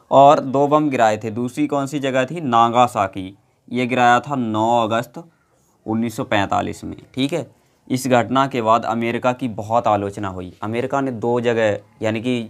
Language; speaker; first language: Hindi; native; Hindi